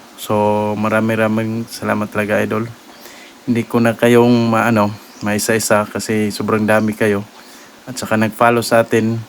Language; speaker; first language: Filipino; non-native, local second language; Cebuano